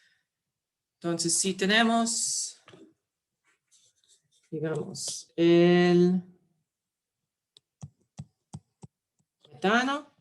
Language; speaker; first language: Spanish; early bilingual, heritage; English